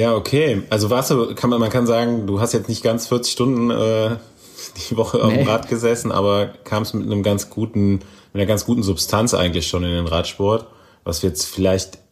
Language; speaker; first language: German; native; German